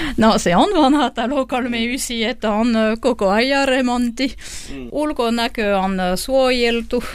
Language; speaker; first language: Finnish; non-native, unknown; French